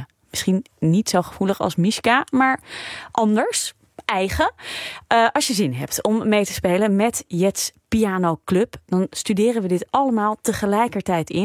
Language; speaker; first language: Dutch; native; Dutch